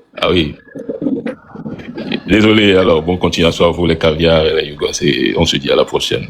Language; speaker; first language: French; non-native, learner; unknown